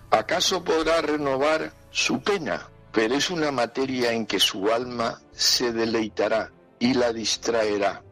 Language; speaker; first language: Spanish; native; Spanish